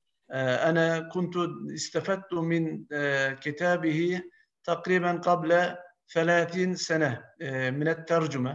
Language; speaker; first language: Arabic; non-native, fluent; Turkish